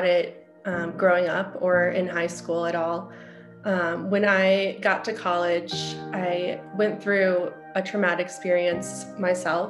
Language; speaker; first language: English; native; English